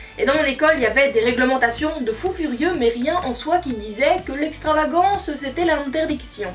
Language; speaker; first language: French; native; French